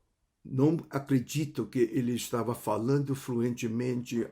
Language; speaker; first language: Portuguese; non-native, fluent; Cantonese